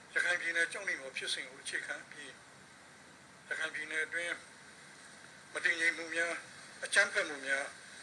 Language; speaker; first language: Burmese; native; Burmese